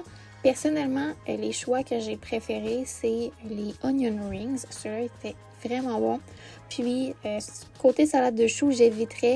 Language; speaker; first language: French; native; French